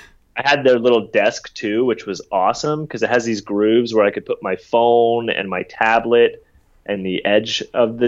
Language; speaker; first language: English; native; English